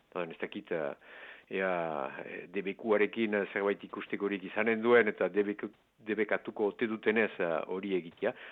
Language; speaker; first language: Basque; native; Basque